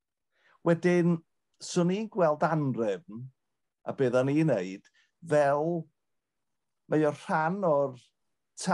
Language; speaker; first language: Welsh; native; Welsh